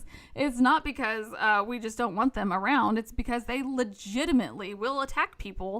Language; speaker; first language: English; native; English